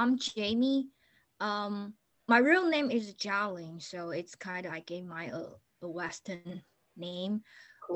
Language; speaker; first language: English; non-native, fluent; Chinese